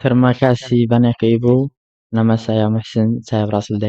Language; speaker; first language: Indonesian; non-native, learner; Arabic